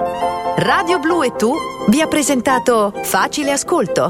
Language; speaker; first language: Italian; native; Italian